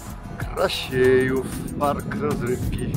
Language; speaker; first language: Polish; native; Polish